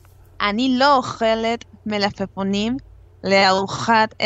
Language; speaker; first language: Hebrew; non-native, learner; Spanish